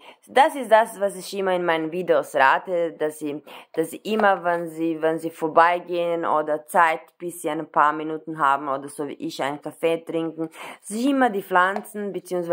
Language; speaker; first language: German; non-native, fluent; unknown